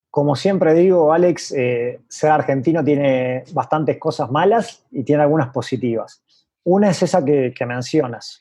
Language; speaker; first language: Spanish; native; Spanish